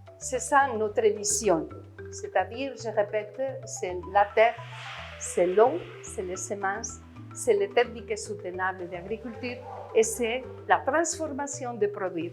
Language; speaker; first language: French; non-native, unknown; Spanish